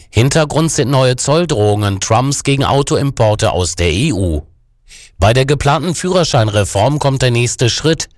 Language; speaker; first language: German; native; German